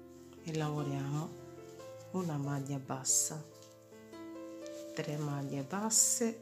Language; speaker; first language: Italian; non-native, fluent; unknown